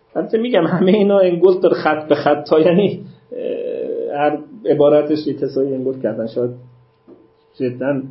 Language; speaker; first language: Persian; native; Persian